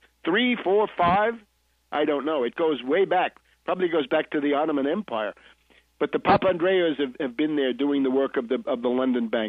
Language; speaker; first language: English; native; English